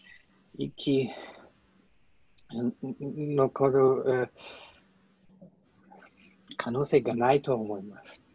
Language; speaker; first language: Japanese; non-native, learner; Polish